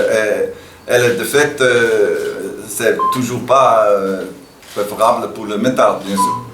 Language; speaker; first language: French; non-native, learner; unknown